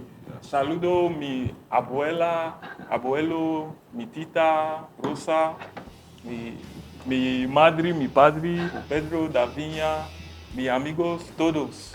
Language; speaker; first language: Spanish; non-native, learner; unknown